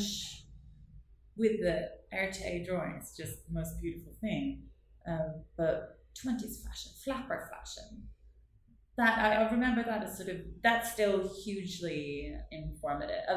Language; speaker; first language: English; non-native, fluent; Norwegian